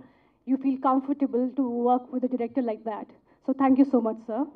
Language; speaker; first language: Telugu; non-native, local second language; Hindi